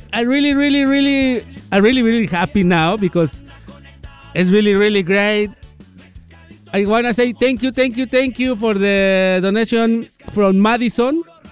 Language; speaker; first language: English; non-native, learner; Spanish